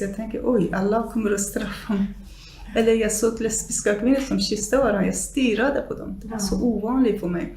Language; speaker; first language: Swedish; non-native, fluent; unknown